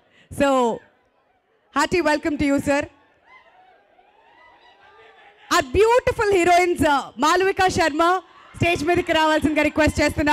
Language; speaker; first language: Telugu; native; Telugu